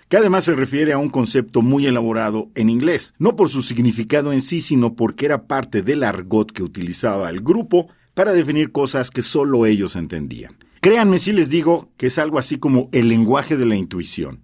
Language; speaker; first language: Spanish; native; Spanish